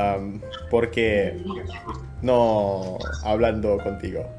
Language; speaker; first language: Spanish; non-native, learner; Indonesian